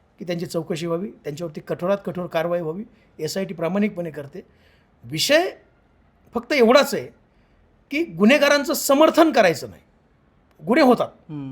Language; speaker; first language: Marathi; native; Marathi